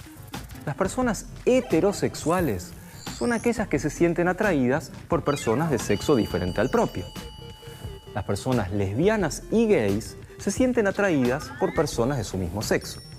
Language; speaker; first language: Spanish; native; Spanish